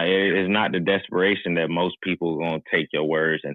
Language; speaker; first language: English; native; English